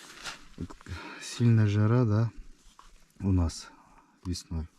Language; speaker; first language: Russian; non-native, local second language; Kyrgyz